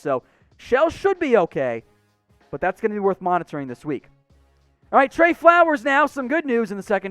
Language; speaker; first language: English; native; English